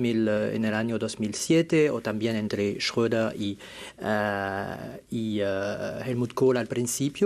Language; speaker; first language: Spanish; non-native, fluent; French